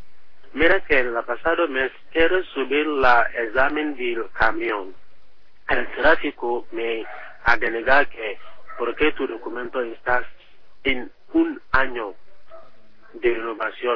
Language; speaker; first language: Spanish; non-native, learner; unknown